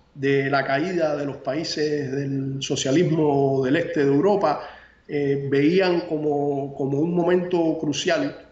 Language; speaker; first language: Spanish; native; Spanish